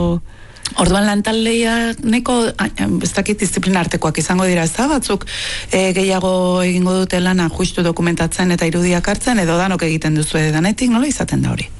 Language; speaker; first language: Basque; native; Basque